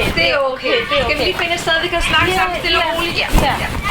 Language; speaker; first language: Danish; native; Danish